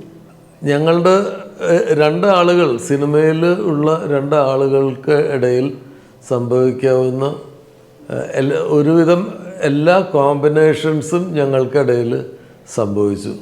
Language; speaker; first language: Malayalam; native; Malayalam